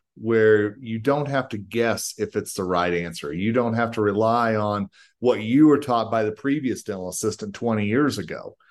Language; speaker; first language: English; native; English